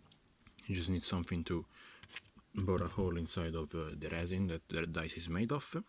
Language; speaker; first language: English; non-native, fluent; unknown